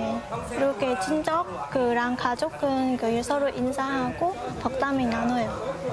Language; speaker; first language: Korean; non-native, fluent; Vietnamese